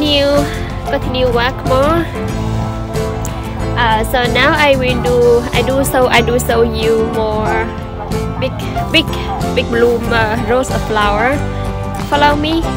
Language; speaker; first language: English; non-native, learner; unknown